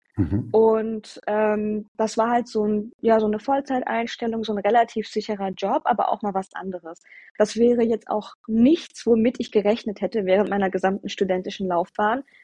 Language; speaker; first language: German; early bilingual, other home language; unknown